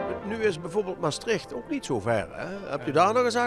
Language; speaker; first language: Dutch; native; Dutch